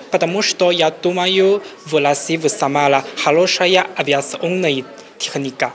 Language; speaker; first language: Russian; non-native, learner; Chinese